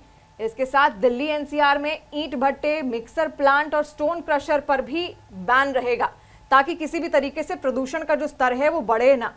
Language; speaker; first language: Hindi; native; Hindi